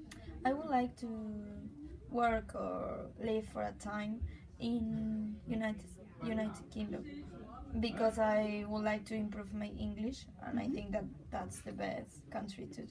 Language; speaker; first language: English; non-native, learner; Spanish